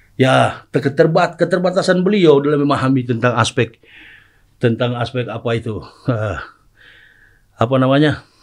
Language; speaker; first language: Indonesian; native; Indonesian